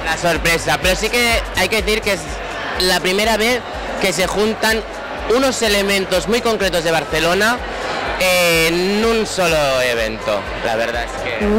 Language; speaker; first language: Spanish; non-native, local second language; Catalan